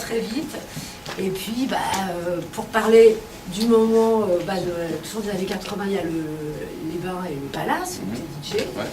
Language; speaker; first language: French; native; French